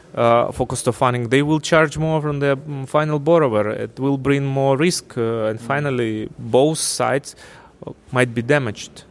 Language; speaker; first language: English; non-native, fluent; Ukrainian